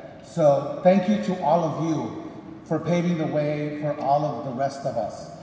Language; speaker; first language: English; early bilingual, other home language; Spanish